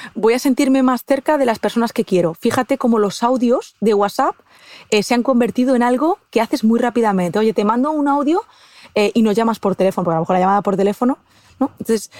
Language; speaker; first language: Spanish; native; Spanish